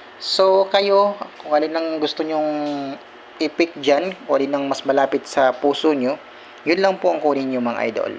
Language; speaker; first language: Filipino; non-native, local second language; Cebuano